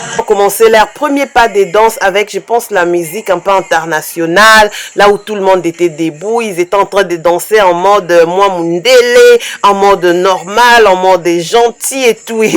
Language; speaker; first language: French; non-native, local second language; Lingala